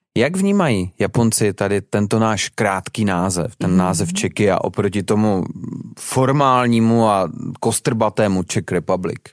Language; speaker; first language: Czech; native; Czech